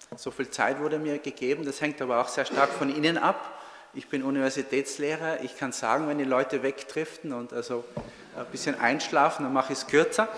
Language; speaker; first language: German; native; German